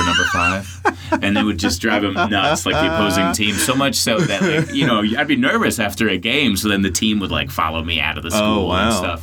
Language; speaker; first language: English; native; English